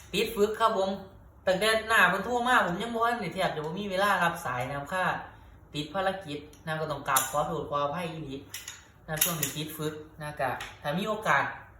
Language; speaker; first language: Thai; native; Thai